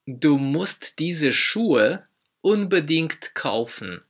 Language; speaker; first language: German; non-native, fluent; Polish